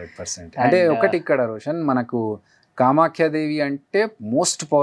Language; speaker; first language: Telugu; native; Telugu